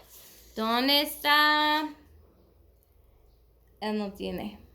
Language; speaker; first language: Spanish; non-native, learner; English